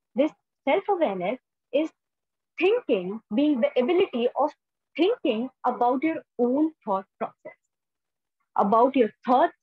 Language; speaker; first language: English; non-native, local second language; Hindi